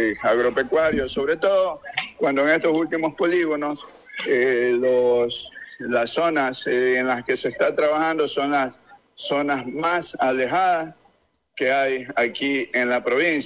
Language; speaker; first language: Spanish; native; Spanish